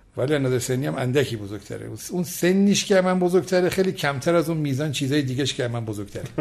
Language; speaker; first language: Persian; native; Persian